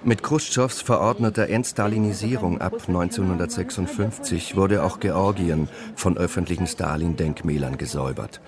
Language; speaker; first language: German; native; German